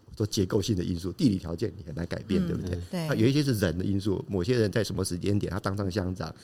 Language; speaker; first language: Chinese; native; Chinese